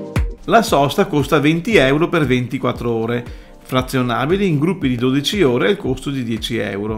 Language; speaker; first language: Italian; native; Italian